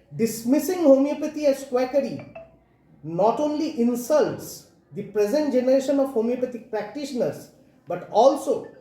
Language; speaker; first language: English; non-native, local second language; Bangla